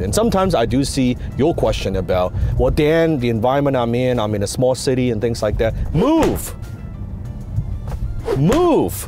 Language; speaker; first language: English; non-native, local second language; Cantonese